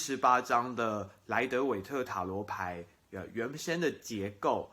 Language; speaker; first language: Chinese; native; Chinese